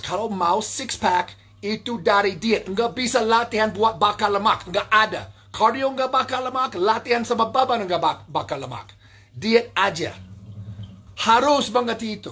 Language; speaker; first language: Indonesian; non-native, learner; English